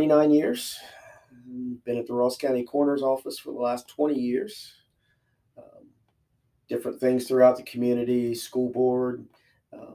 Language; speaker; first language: English; native; English